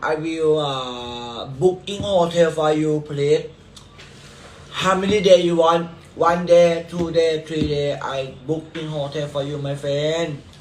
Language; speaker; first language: English; non-native, learner; Thai